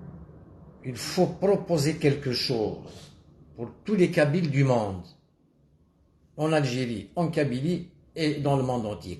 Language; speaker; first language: French; non-native, local second language; Kabyle